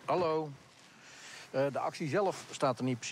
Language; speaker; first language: Dutch; native; Dutch